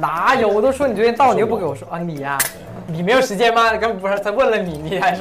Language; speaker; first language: Chinese; native; Chinese